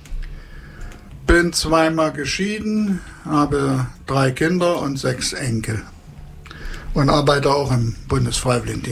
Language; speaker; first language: German; native; German